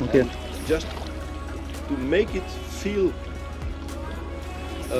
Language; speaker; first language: English; non-native, fluent; Dutch